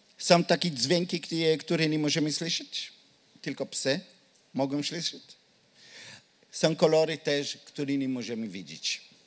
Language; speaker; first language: Polish; non-native, learner; Hebrew